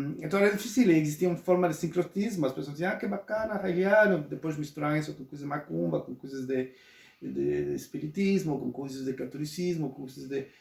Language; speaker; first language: Portuguese; non-native, local second language; Spanish